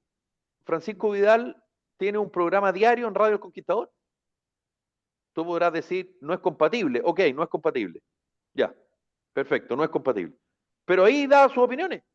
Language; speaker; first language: Spanish; native; Spanish